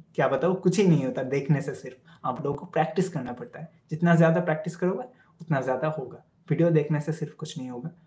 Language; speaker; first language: Hindi; non-native, local second language; Bangla